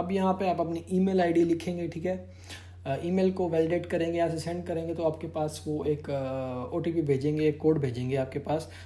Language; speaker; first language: Urdu; non-native, local second language; Punjabi